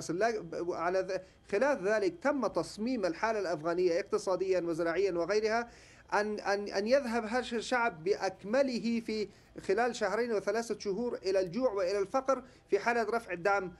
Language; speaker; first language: Arabic; non-native, fluent; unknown